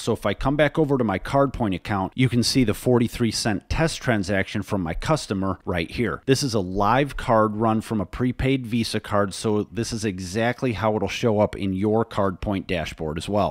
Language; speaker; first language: English; native; English